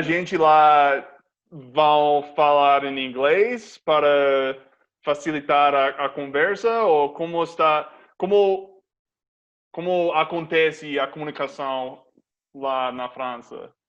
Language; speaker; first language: Portuguese; non-native, fluent; English